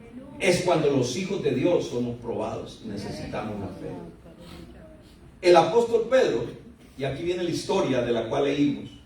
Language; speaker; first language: Spanish; native; Spanish